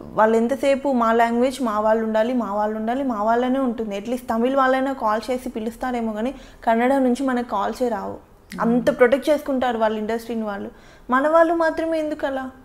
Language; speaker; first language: Telugu; native; Telugu